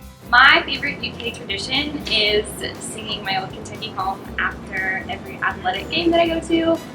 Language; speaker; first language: English; native; English